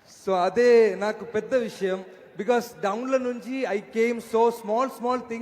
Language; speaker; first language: Telugu; non-native, learner; Malayalam